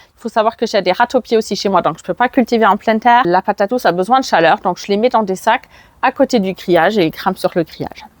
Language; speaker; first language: French; non-native, fluent; German